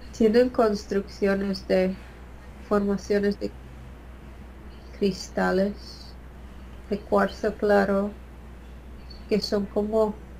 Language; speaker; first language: Spanish; non-native, fluent; Latvian